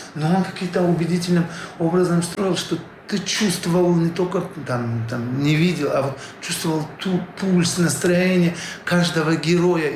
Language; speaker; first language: Russian; non-native, local second language; Tajik